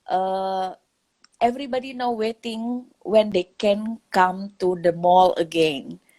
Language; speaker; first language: English; non-native, local second language; Indonesian